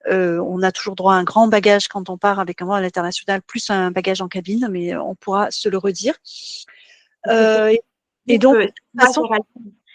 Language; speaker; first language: French; native; French